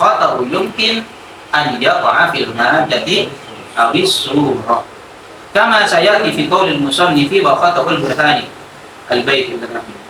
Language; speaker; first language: Arabic; non-native, fluent; Indonesian